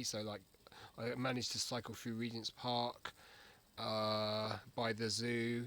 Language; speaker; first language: English; native; English